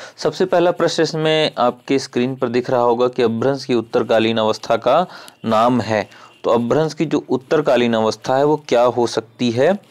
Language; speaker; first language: Hindi; native; Hindi